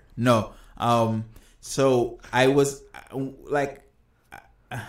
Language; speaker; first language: English; early bilingual, other home language; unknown